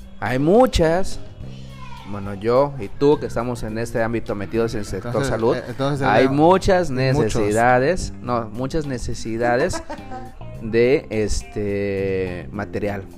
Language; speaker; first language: Spanish; native; Spanish